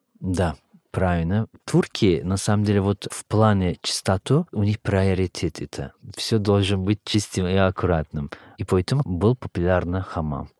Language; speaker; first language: Russian; non-native, fluent; Turkish